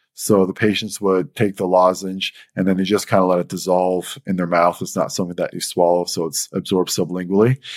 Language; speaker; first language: English; native; English